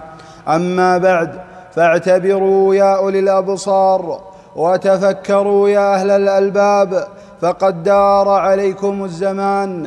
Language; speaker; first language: Arabic; native; Arabic